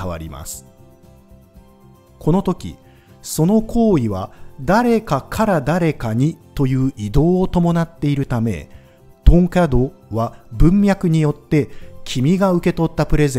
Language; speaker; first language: Japanese; native; Japanese